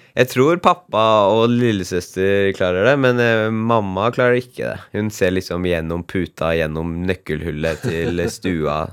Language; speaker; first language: Norwegian; native; Norwegian